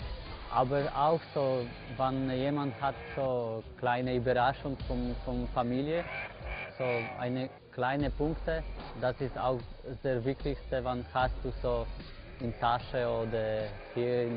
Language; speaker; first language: German; non-native, learner; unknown